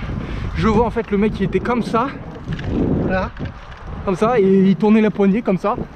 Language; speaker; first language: French; native; French